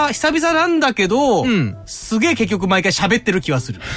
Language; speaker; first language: Japanese; native; Japanese